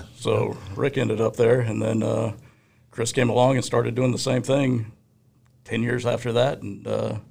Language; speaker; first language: English; native; English